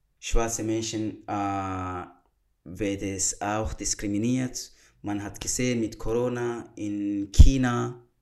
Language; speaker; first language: German; non-native, fluent; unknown